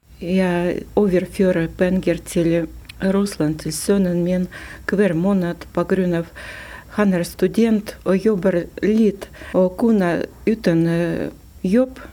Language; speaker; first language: Norwegian; non-native, learner; Russian